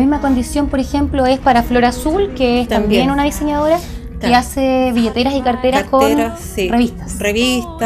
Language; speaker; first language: Spanish; native; Spanish